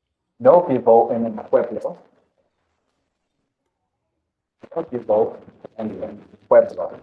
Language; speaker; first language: Spanish; non-native, fluent; English